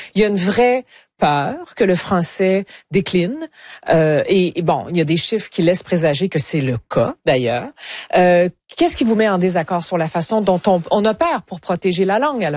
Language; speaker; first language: French; native; French